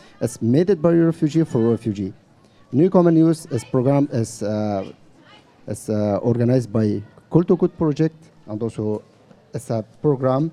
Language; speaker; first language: English; non-native, learner; Persian